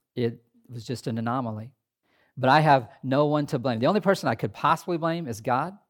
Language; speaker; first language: English; native; English